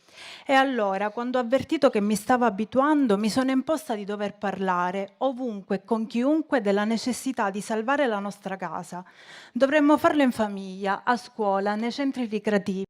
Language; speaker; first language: Italian; native; Italian